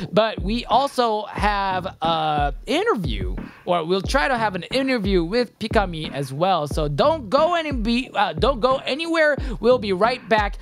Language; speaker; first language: English; early bilingual, other home language; Japanese